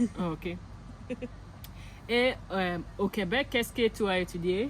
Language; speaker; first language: French; non-native, learner; Akan